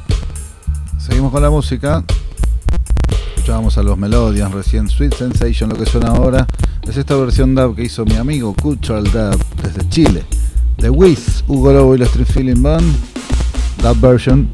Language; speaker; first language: Spanish; native; Spanish